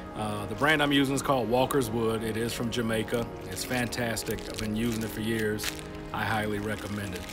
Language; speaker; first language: English; native; English